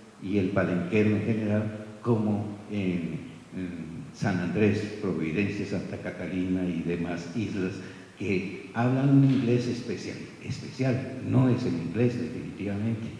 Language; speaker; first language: Spanish; native; Spanish